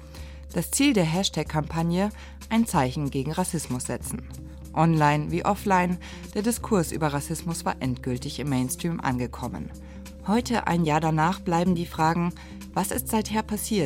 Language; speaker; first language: German; native; German